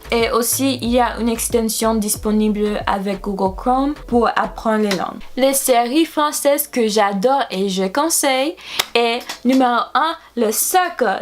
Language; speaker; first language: French; non-native, learner; English